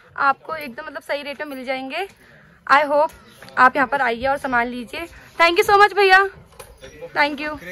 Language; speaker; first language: Hindi; native; Hindi